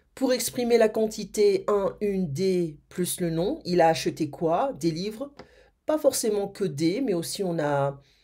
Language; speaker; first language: French; native; French